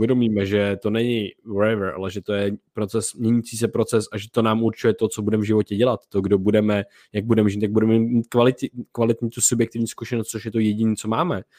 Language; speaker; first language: Czech; native; Czech